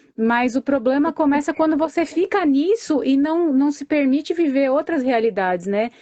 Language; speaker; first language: Portuguese; native; Portuguese